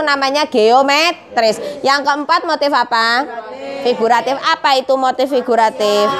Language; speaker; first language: Indonesian; non-native, local second language; Javanese